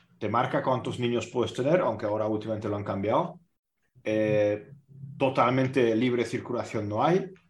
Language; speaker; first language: Spanish; non-native, fluent; Hungarian